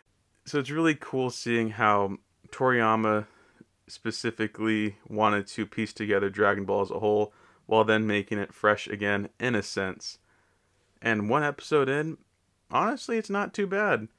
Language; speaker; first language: English; native; English